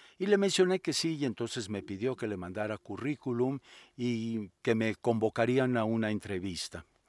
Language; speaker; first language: Spanish; native; Spanish